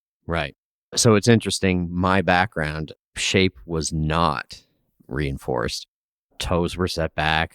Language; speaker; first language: English; native; English